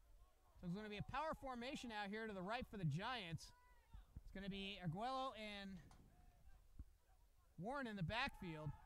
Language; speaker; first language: English; native; English